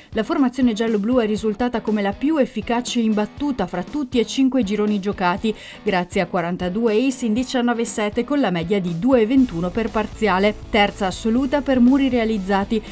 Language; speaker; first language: Italian; native; Italian